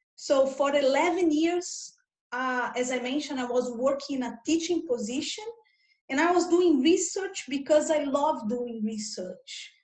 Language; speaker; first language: English; non-native, fluent; Portuguese